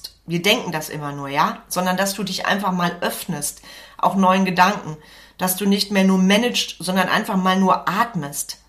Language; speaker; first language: German; native; German